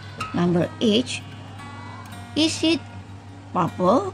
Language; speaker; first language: English; non-native, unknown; Indonesian